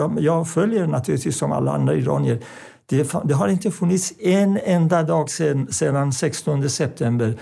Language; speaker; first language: Swedish; non-native, fluent; Persian